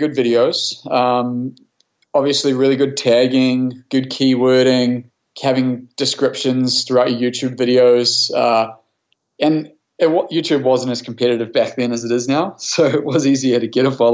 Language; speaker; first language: English; native; English